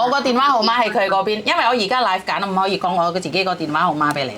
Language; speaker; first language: Cantonese; non-native, fluent; Indonesian